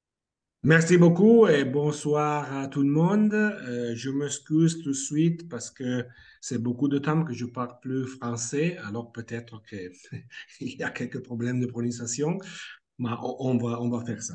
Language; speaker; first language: French; non-native, fluent; Italian